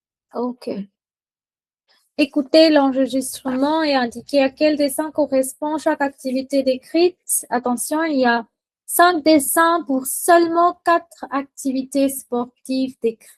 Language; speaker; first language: French; non-native, fluent; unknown